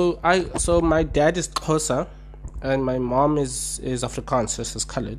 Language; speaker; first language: English; non-native, local second language; Xhosa